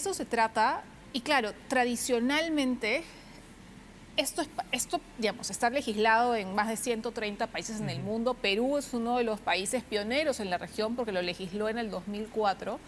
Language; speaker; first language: Spanish; native; Spanish